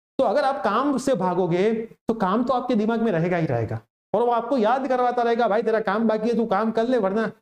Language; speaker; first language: Hindi; non-native, local second language; Gujarati